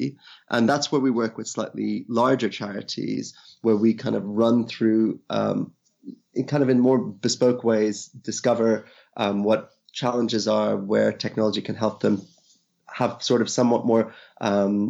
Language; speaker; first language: English; native; English